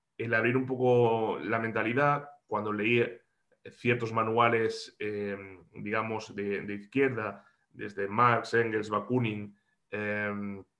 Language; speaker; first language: Spanish; native; Spanish